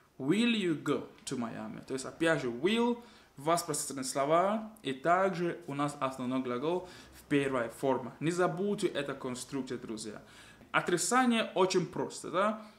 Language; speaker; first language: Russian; non-native, fluent; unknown